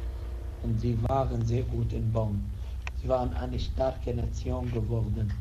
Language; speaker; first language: German; non-native, fluent; Arabic